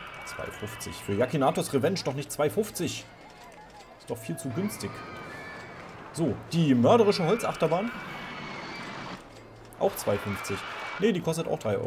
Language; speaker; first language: German; native; German